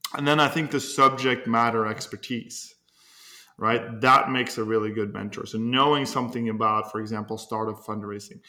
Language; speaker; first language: English; non-native, fluent; Norwegian